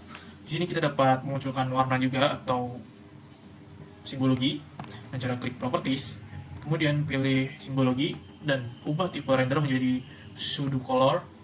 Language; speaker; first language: Indonesian; native; Indonesian